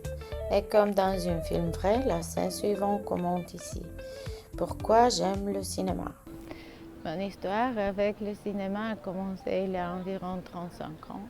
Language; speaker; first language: French; non-native, learner; Bulgarian